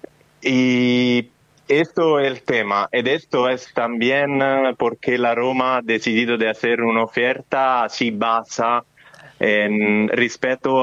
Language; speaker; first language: Spanish; non-native, fluent; Italian